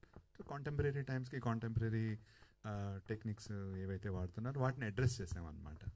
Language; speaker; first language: Telugu; native; Telugu